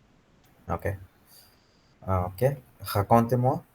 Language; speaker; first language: French; non-native, fluent; Hindi